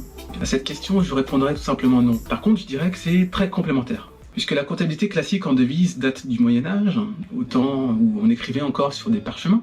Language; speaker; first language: French; native; French